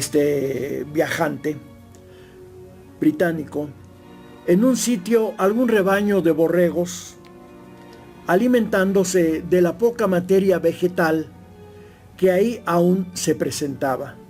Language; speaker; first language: Spanish; native; Spanish